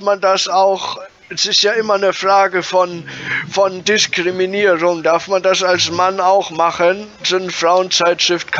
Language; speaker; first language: German; native; German